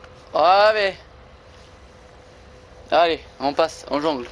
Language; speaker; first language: French; native; French